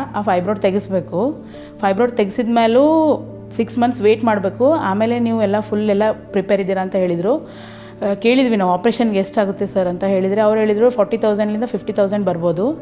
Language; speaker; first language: Kannada; native; Kannada